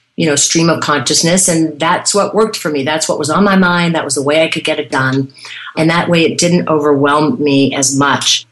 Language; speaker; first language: English; native; English